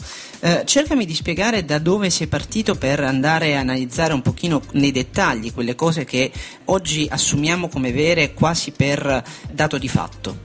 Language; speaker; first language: Italian; native; Italian